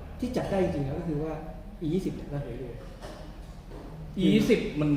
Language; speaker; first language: Thai; native; Thai